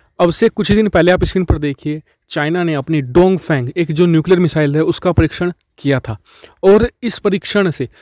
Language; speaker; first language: Hindi; native; Hindi